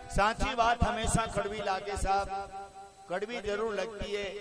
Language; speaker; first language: Hindi; native; Hindi